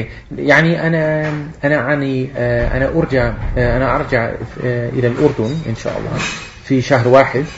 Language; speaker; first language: Arabic; non-native, fluent; Dutch